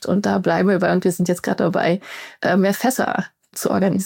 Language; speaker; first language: German; native; German